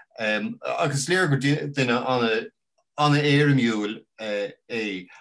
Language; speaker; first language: Irish; non-native, local second language; English